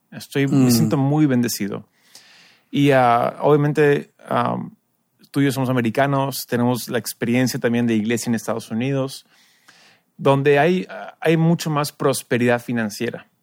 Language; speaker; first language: Spanish; early bilingual, other home language; English